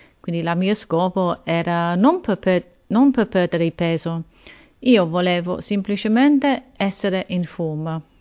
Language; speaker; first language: Italian; non-native, fluent; English